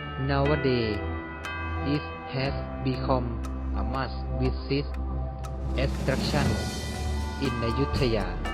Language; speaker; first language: English; non-native, learner; Thai